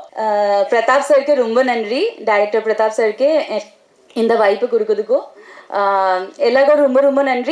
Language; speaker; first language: Tamil; non-native, fluent; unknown